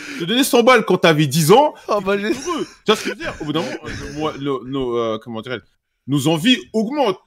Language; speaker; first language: French; native; French